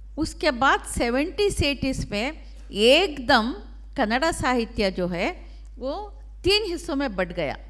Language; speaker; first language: Hindi; non-native, local second language; Urdu